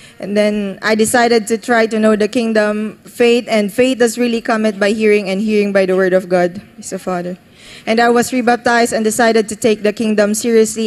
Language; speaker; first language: English; non-native, local second language; Filipino